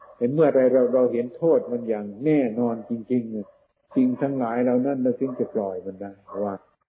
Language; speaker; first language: Thai; non-native, local second language; Northeastern Thai